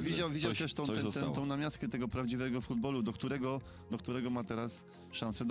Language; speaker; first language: Polish; native; Polish